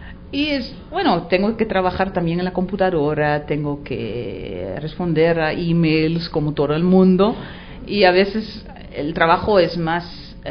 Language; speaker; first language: Spanish; non-native, fluent; Dutch